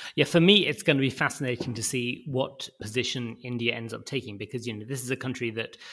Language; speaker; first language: English; native; English